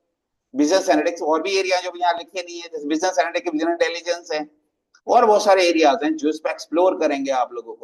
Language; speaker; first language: Hindi; native; Hindi